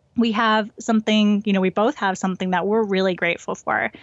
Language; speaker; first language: English; native; English